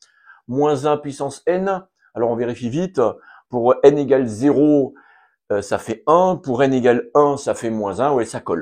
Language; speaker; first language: French; native; French